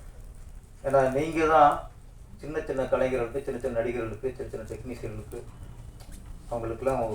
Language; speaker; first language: Tamil; native; Tamil